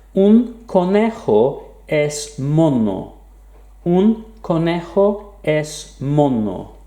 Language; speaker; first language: Spanish; non-native, fluent; English